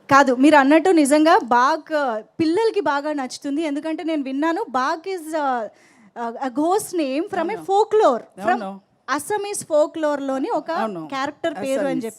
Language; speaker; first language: Telugu; native; Telugu